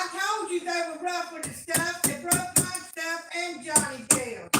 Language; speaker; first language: English; native; English